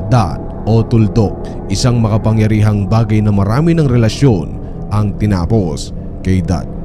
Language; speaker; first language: Filipino; native; Filipino